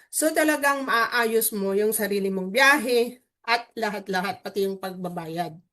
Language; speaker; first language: Filipino; native; Filipino